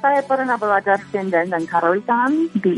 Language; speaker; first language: Indonesian; non-native, fluent; English